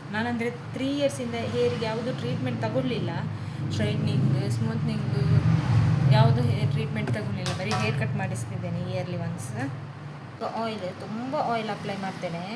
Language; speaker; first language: Kannada; non-native, local second language; Tulu